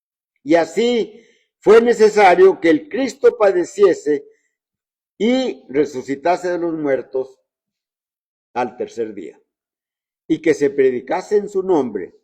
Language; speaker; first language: Spanish; native; Spanish